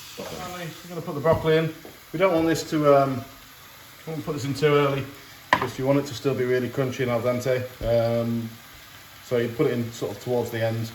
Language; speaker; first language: English; native; English